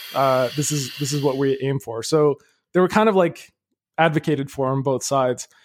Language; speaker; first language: English; early bilingual, other home language; Arabic